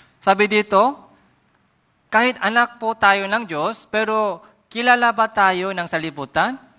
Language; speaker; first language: Filipino; non-native, fluent; Korean